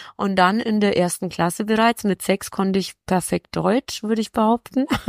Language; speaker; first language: German; early bilingual, other home language; Polish